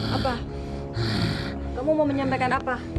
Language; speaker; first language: Indonesian; native; Indonesian